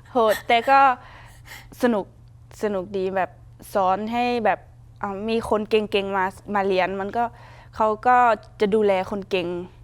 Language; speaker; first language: Thai; non-native, fluent; Luxembourgish